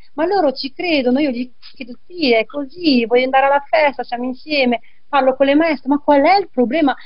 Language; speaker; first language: Italian; native; Italian